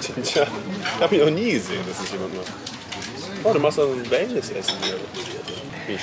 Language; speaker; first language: German; native; German